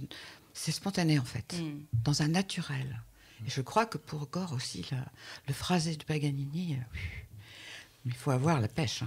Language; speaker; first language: French; native; French